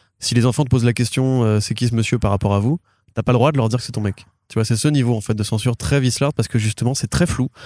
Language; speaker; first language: French; native; French